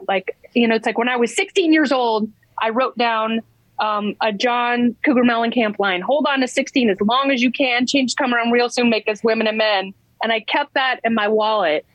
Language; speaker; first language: English; native; English